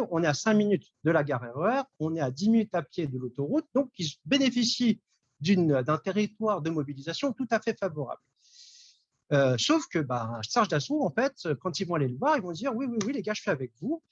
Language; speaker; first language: French; native; French